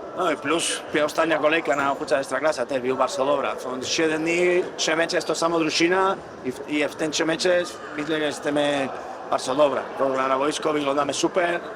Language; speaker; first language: Polish; non-native, learner; Spanish